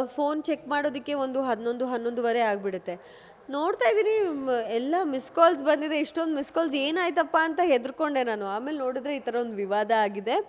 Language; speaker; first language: Kannada; non-native, local second language; Kodava